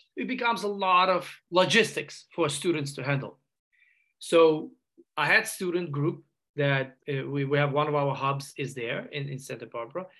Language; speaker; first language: English; non-native, fluent; Uzbek